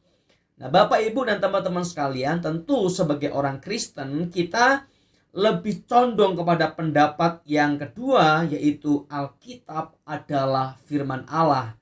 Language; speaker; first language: Indonesian; native; Indonesian